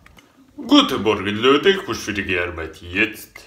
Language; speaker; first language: German; non-native, learner; Russian